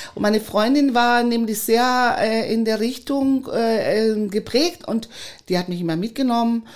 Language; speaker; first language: German; non-native, fluent; Spanish